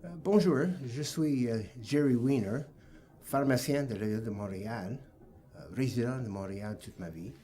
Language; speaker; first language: French; non-native, local second language; English